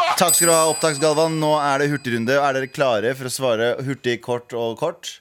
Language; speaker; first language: Norwegian; early bilingual, other home language; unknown